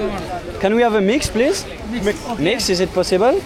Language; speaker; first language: English; non-native, learner; French